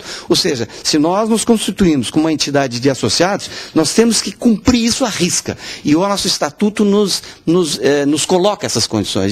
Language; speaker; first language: Portuguese; native; Portuguese